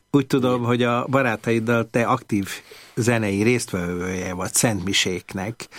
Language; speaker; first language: Hungarian; native; Hungarian